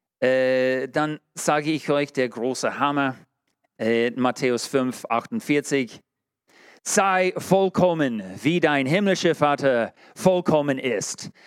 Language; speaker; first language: German; non-native, fluent; English